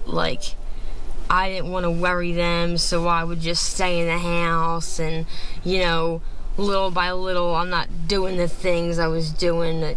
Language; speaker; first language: English; native; English